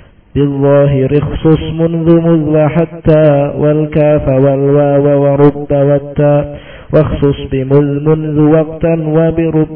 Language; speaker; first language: Arabic; non-native, learner; Indonesian